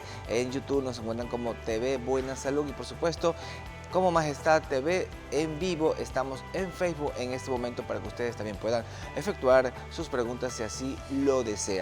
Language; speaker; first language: Spanish; native; Spanish